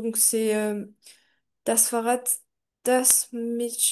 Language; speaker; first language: German; non-native, learner; French